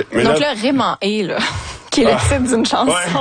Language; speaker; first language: French; native; French